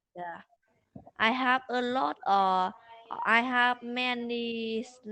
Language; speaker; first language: English; non-native, learner; Vietnamese